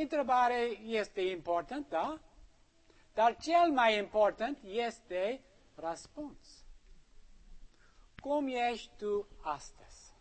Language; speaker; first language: Romanian; non-native, learner; English